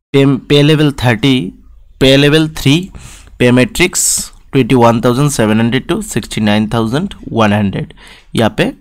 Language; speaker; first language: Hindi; non-native, local second language; Bangla